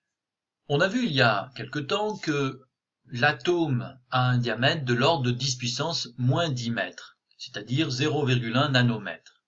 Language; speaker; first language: French; native; French